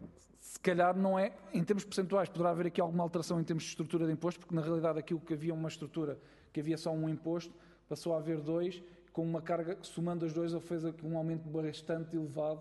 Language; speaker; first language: Portuguese; native; Portuguese